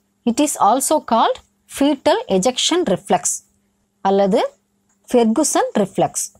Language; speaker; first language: English; non-native, local second language; Tamil